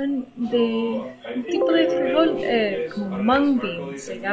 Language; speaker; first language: Spanish; non-native, fluent; English